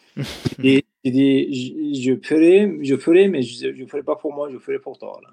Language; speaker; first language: French; non-native, learner; Nepali